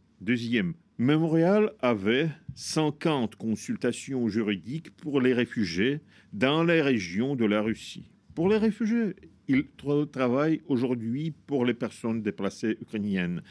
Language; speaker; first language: French; non-native, fluent; Russian